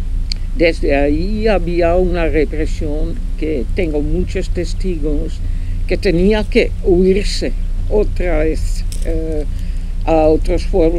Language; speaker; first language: Spanish; non-native, fluent; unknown